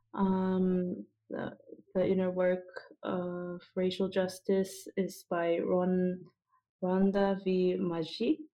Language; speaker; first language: English; early bilingual, other home language; Korean